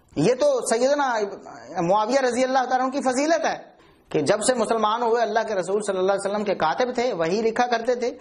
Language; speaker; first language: Urdu; non-native, local second language; Punjabi